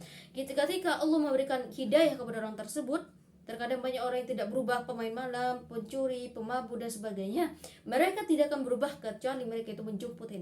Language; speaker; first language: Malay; non-native, local second language; Madurese